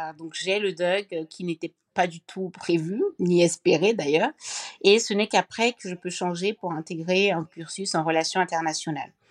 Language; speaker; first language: French; native; French